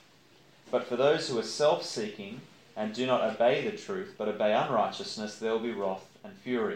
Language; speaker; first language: English; native; English